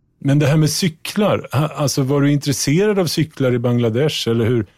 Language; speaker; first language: Swedish; native; Swedish